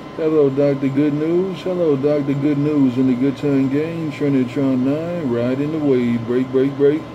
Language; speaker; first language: English; native; English